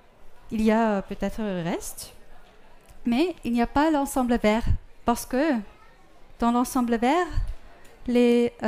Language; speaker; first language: French; non-native, fluent; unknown